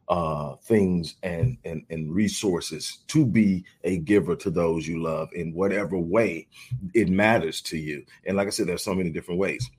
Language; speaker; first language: English; native; English